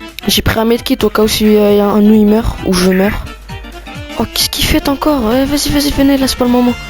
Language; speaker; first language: French; native; French